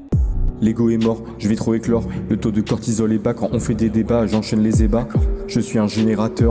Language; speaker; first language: French; native; French